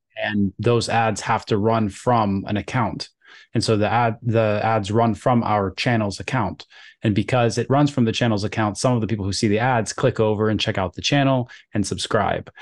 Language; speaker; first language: English; native; English